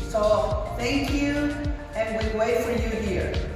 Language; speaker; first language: English; non-native, fluent; Spanish